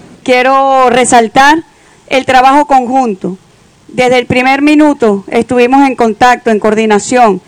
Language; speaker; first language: Spanish; native; Spanish